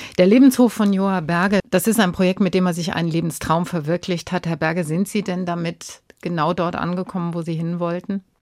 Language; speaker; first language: German; native; German